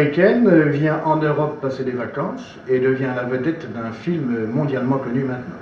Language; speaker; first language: French; native; French